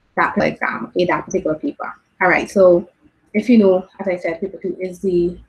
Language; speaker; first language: English; native; English